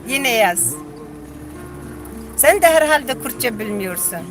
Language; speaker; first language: Turkish; non-native, local second language; Kurdish